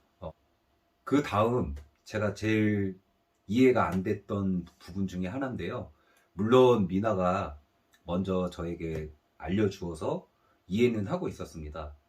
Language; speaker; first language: Korean; native; Korean